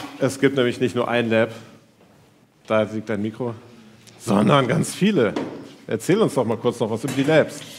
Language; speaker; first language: German; native; German